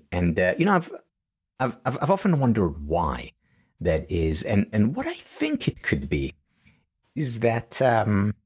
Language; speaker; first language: English; non-native, fluent; Hebrew